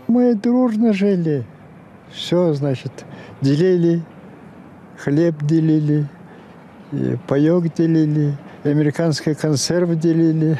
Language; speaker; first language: Russian; non-native, fluent; Mongolian